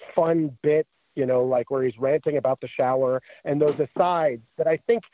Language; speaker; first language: English; native; English